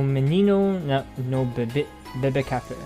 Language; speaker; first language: Portuguese; non-native, learner; English